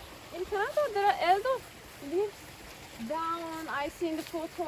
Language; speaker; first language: English; non-native, learner; Turkish